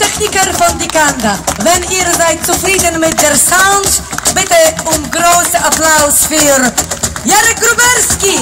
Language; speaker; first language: German; non-native, learner; Polish